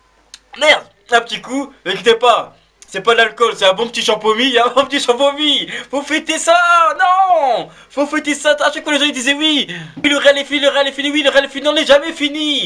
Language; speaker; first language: French; native; French